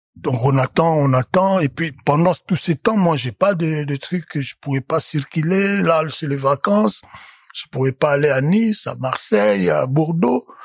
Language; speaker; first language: French; non-native, local second language; Lingala